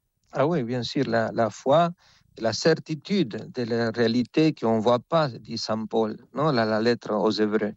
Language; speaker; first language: French; non-native, fluent; Spanish